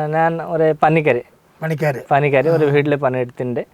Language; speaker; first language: Malayalam; non-native, local second language; Bangla